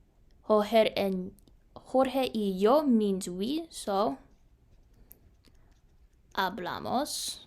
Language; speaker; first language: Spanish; non-native, learner; English